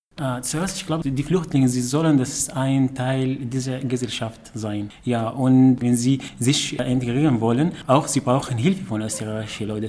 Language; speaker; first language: German; non-native, learner; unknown